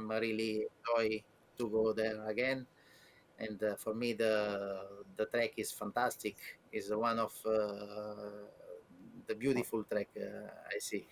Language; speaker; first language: English; non-native, learner; Italian